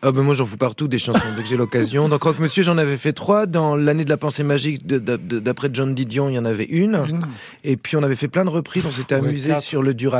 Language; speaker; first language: French; native; French